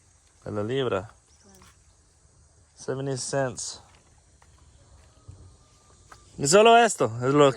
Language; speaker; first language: Spanish; non-native, learner; English